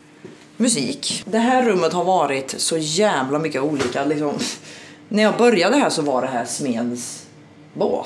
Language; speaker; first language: Swedish; native; Swedish